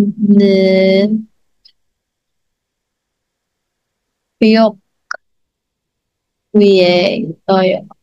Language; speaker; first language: Korean; non-native, learner; Filipino